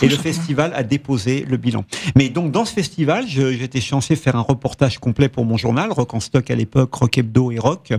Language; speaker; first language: French; native; French